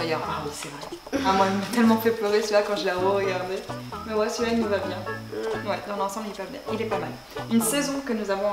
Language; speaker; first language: French; native; French